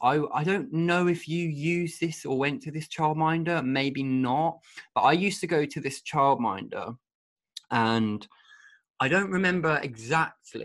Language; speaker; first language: English; native; English